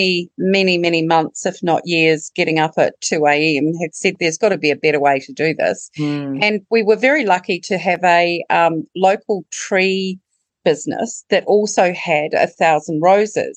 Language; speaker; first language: English; native; English